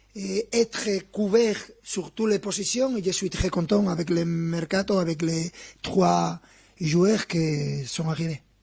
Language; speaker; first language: French; non-native, fluent; Spanish